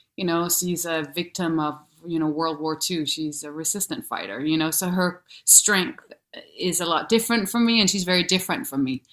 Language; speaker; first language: English; non-native, fluent; Danish